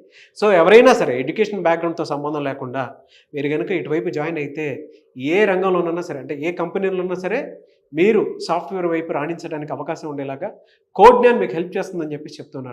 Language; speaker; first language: Telugu; native; Telugu